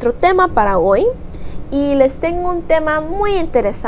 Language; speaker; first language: Spanish; early bilingual, heritage; Spanish